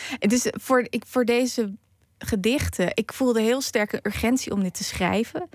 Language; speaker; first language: Dutch; native; Dutch